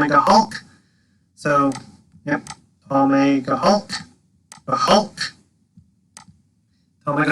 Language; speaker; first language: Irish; non-native, local second language; English